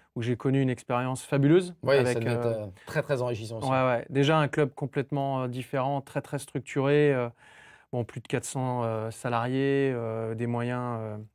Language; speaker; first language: French; native; French